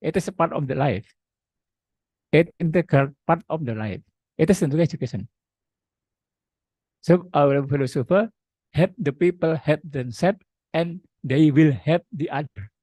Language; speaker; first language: English; non-native, learner; Indonesian